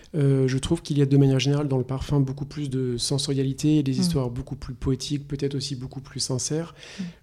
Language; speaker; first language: French; native; French